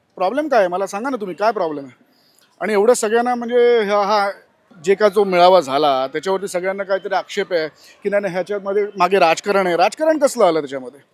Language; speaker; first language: Marathi; non-native, local second language; Gujarati